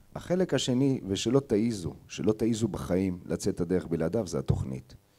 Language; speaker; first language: Hebrew; native; Hebrew